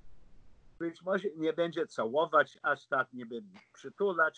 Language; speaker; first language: Polish; non-native, learner; English